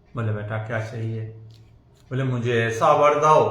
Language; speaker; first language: Hindi; non-native, local second language; Bangla